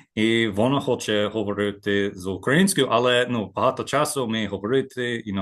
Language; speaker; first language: Ukrainian; non-native, learner; English